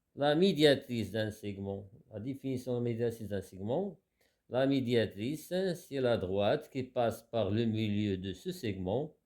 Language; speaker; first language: French; non-native, local second language; Arabic